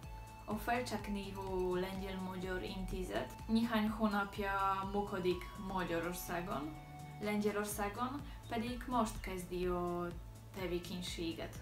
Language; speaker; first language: Hungarian; non-native, learner; Polish